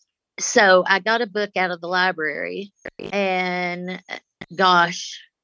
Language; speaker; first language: English; early bilingual, other home language; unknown